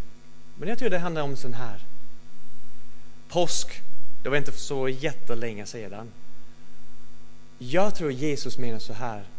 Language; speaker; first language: Swedish; non-native, fluent; English